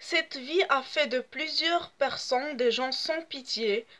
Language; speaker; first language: French; non-native, local second language; Arabic